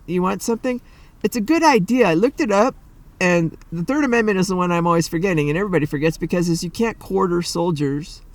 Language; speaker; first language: English; native; English